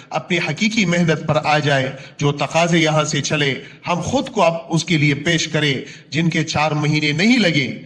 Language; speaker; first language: Urdu; non-native, local second language; Punjabi